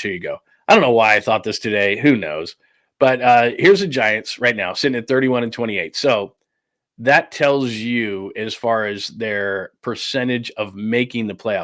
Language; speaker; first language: English; native; English